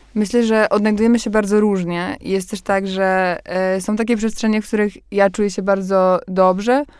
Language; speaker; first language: Polish; native; Polish